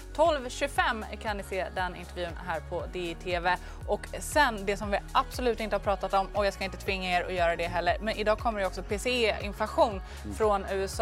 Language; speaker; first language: Swedish; native; Swedish